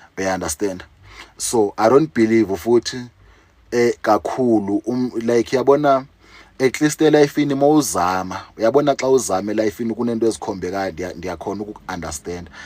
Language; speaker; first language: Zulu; non-native, local second language; Xhosa